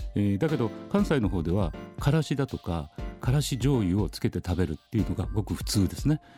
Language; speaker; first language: Japanese; native; Japanese